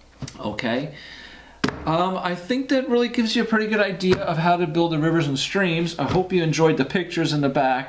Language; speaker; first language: English; native; English